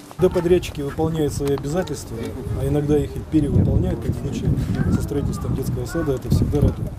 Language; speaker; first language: Russian; native; Russian